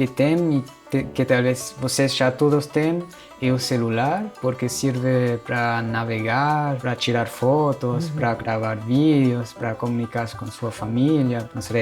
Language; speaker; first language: Portuguese; non-native, fluent; German